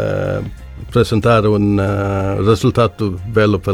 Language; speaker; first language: Italian; non-native, learner; Swedish